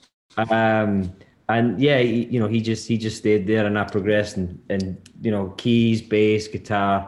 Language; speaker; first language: English; native; English